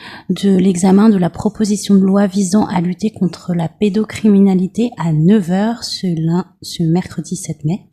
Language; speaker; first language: French; native; French